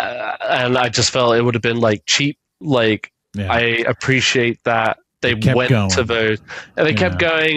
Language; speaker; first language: English; native; English